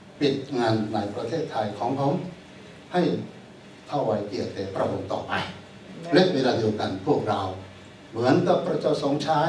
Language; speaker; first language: Thai; non-native, fluent; Korean